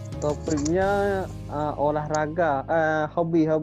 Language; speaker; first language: Indonesian; non-native, learner; Thai